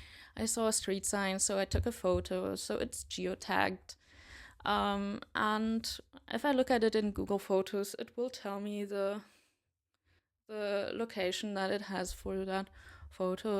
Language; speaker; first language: English; non-native, fluent; German